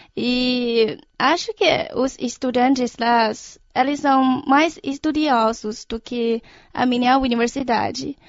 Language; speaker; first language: Portuguese; non-native, fluent; Chinese